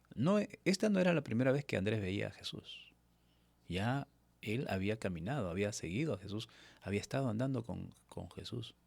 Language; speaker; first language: Spanish; native; Spanish